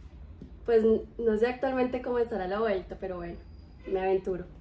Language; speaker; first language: Spanish; native; Spanish